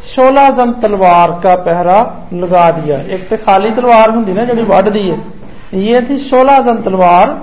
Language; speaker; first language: Urdu; non-native, local second language; Punjabi